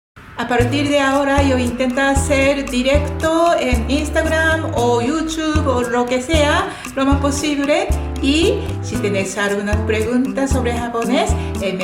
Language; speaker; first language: Spanish; non-native, learner; Japanese